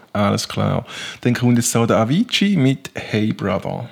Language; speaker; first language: German; native; German